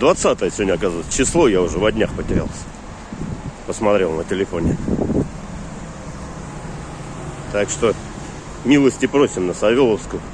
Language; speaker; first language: Russian; native; Russian